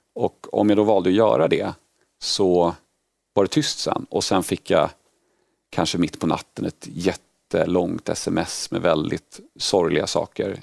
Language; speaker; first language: Swedish; early bilingual, other home language; Polish